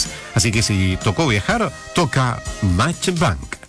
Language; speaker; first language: Spanish; native; Spanish